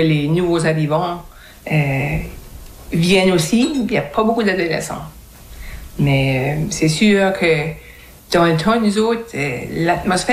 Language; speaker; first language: French; native; French